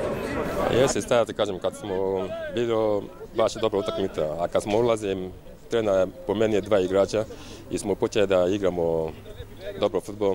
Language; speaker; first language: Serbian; non-native, learner; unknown